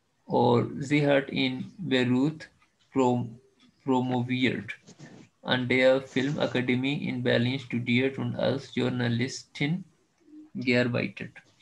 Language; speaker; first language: German; non-native, fluent; Urdu